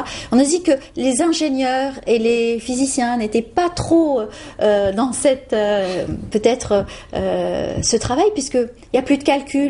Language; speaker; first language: French; native; French